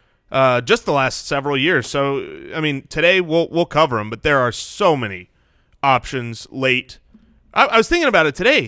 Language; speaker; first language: English; native; English